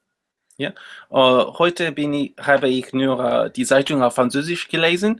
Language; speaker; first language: German; non-native, learner; Spanish